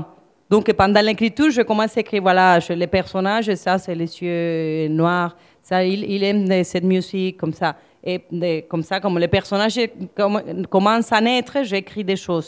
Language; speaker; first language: French; non-native, fluent; Spanish